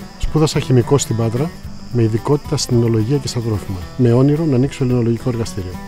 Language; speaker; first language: Greek; native; Greek